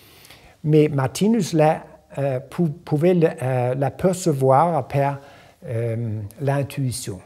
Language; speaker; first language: French; non-native, fluent; Danish